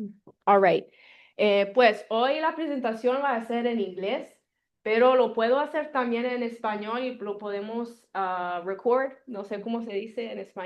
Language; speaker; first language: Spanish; non-native, learner; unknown